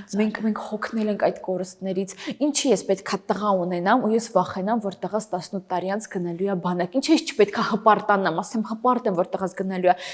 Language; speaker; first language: Armenian; native; Armenian